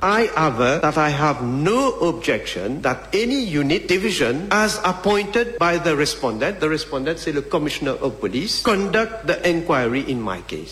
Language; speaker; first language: English; non-native, local second language; Morisyen